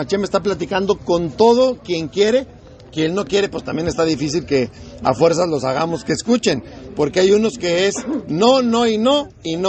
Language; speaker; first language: Spanish; native; Spanish